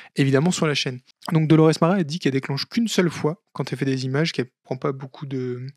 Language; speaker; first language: French; native; French